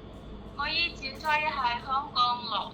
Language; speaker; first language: Cantonese; non-native, learner; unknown